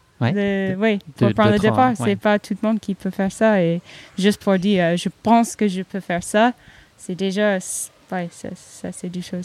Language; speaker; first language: French; non-native, learner; English